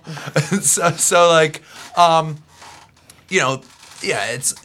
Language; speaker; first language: English; native; English